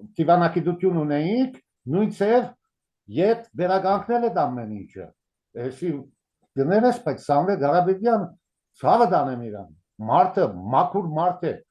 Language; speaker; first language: Armenian; early bilingual, heritage; Armenian